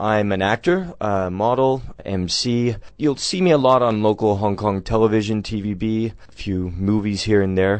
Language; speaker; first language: English; native; English